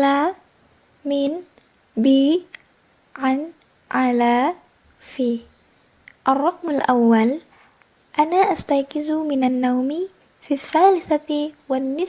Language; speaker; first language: Arabic; non-native, learner; Indonesian